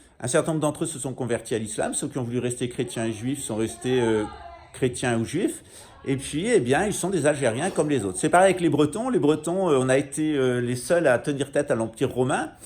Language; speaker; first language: French; native; French